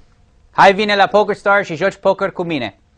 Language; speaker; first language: Romanian; early bilingual, heritage; English